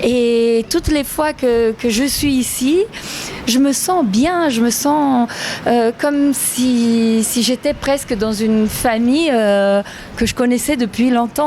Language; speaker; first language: French; non-native, fluent; Italian